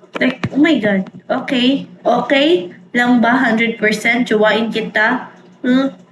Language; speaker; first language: Filipino; non-native, local second language; Cebuano